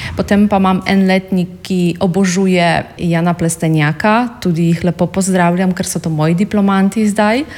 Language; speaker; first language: Slovenian; non-native, fluent; Polish